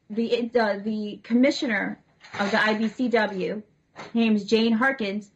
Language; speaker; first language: English; native; English